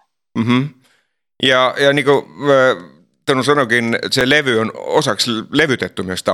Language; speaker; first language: Finnish; non-native, learner; Estonian